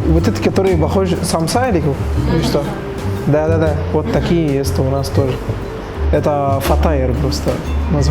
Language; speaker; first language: Russian; non-native, learner; Arabic